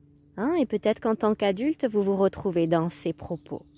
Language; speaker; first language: French; native; French